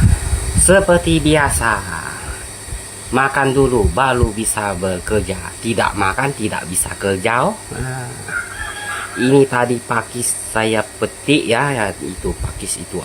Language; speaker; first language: Indonesian; non-native, local second language; Hakka Chinese